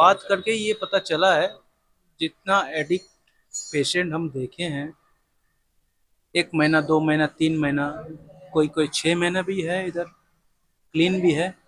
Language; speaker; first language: Hindi; non-native, local second language; Bangla